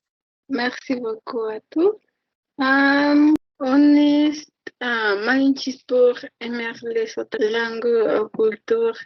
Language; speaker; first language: French; non-native, learner; Spanish